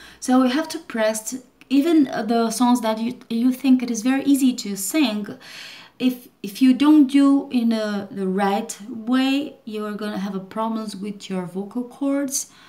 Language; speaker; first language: English; non-native, learner; Portuguese